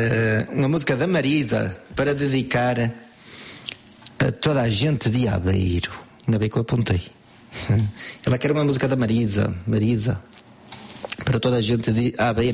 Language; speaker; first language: Portuguese; native; Portuguese